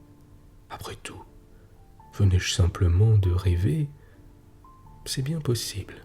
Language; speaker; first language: French; native; French